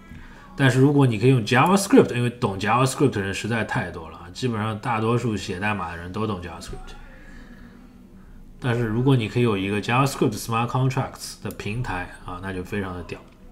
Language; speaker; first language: Chinese; native; Chinese